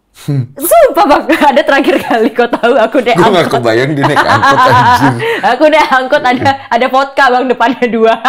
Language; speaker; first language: Indonesian; native; Indonesian